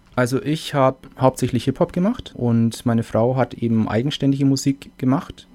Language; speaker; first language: German; native; German